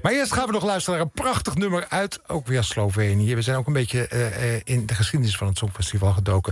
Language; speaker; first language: Dutch; native; Dutch